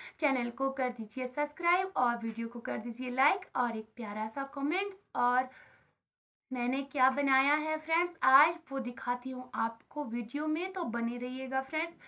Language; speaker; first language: Hindi; native; Hindi